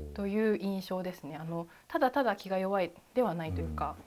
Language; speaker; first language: Japanese; native; Japanese